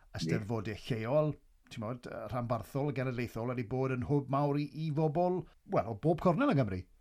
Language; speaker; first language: Welsh; native; Welsh